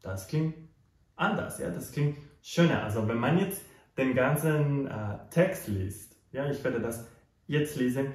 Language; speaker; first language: German; non-native, fluent; Spanish